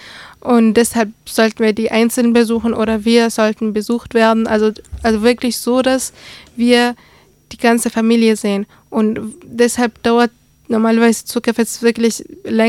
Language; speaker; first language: German; early bilingual, other home language; Arabic